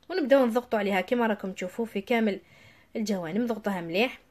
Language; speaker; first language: Arabic; native; Arabic